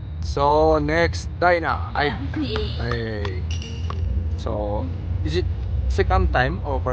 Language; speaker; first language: English; non-native, learner; Japanese